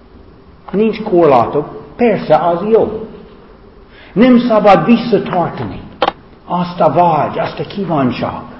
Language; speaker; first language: Hungarian; non-native, fluent; English